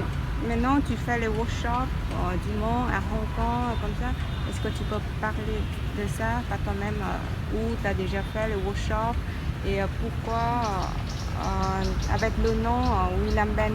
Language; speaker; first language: French; non-native, learner; Vietnamese